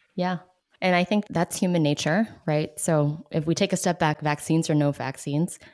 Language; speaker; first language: English; native; English